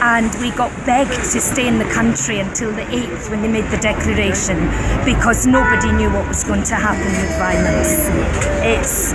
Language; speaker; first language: English; native; English